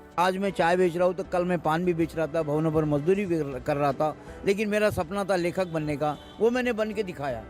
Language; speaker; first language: Hindi; non-native, local second language; Marathi